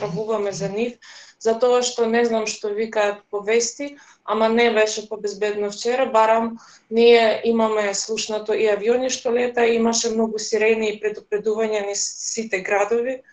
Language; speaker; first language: Macedonian; early bilingual, heritage; Macedonian